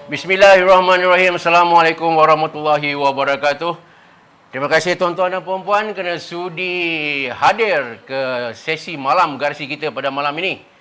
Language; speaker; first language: Malay; native; Malay